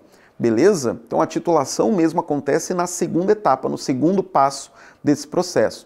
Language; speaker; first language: Portuguese; native; Portuguese